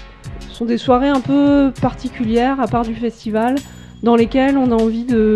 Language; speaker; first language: French; native; French